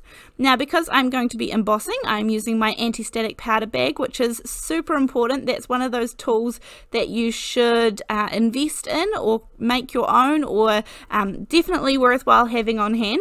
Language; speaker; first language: English; native; English